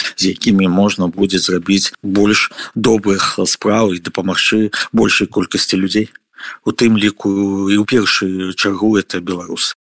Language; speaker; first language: Belarusian; non-native, local second language; Russian